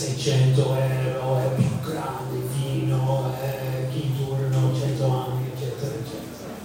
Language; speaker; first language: Italian; non-native, fluent; English